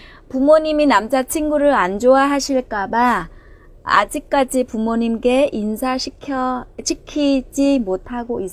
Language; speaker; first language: Korean; non-native, fluent; Vietnamese